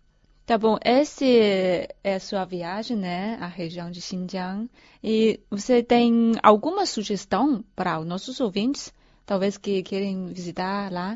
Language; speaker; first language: Portuguese; non-native, fluent; Chinese